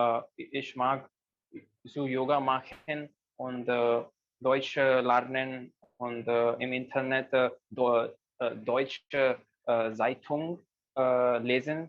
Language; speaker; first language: German; non-native, learner; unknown